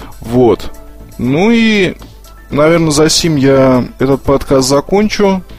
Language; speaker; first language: Russian; native; Russian